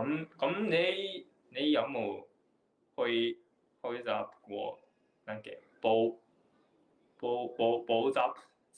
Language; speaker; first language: Cantonese; non-native, learner; Japanese